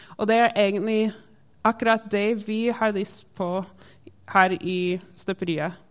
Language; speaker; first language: Norwegian; non-native, fluent; English